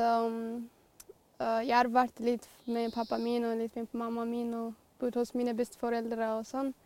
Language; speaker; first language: Norwegian; non-native, fluent; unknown